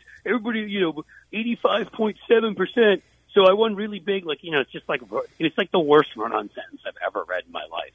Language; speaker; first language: English; native; English